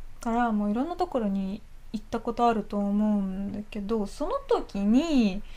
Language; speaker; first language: Japanese; non-native, fluent; Russian